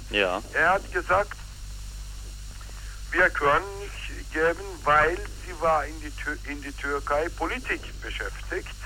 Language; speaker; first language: German; non-native, learner; Turkish